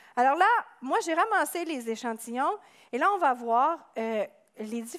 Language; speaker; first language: French; native; French